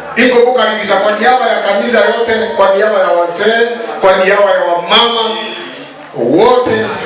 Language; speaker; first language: Swahili; non-native, local second language; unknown